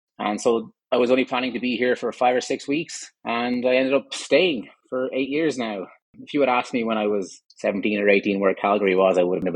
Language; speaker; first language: English; native; English